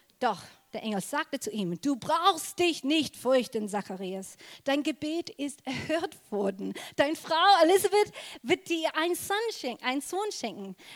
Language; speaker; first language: German; non-native, fluent; English